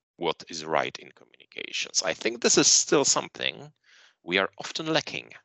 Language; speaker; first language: English; non-native, fluent; Polish